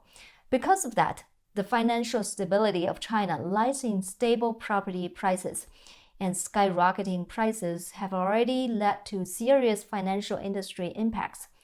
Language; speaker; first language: English; non-native, fluent; Chinese